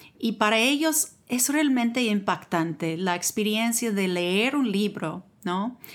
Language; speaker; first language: Spanish; non-native, fluent; English